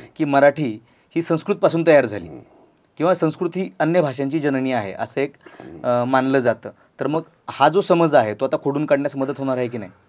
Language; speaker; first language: Marathi; native; Marathi